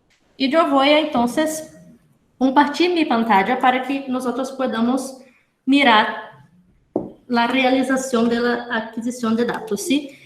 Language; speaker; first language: Spanish; non-native, fluent; Portuguese